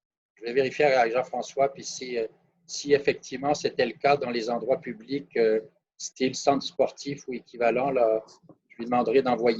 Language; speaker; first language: French; native; French